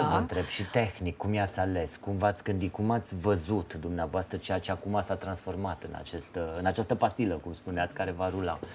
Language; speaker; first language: Romanian; native; Romanian